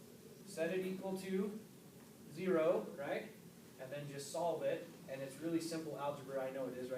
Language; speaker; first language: English; native; English